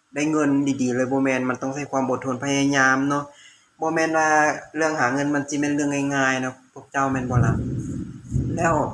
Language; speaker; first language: Lao; native; Lao